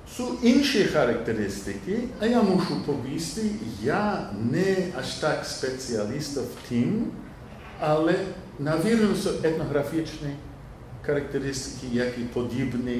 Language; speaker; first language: Polish; non-native, learner; English